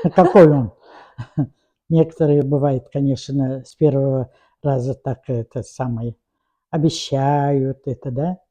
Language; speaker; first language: Russian; non-native, local second language; Tatar